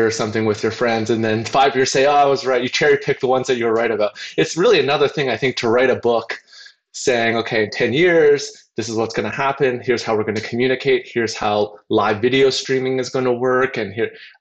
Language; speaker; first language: English; native; English